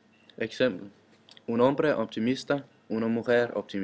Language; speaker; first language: Spanish; non-native, learner; Danish